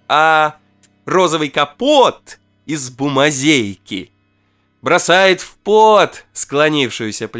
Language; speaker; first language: Russian; native; Russian